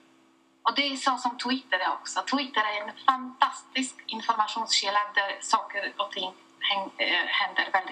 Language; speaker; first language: Swedish; non-native, fluent; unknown